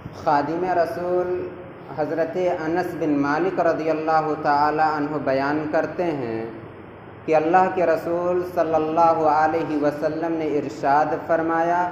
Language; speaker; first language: Urdu; native; Urdu